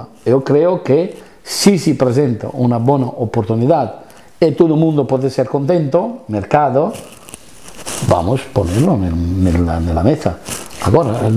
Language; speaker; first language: Spanish; non-native, fluent; Italian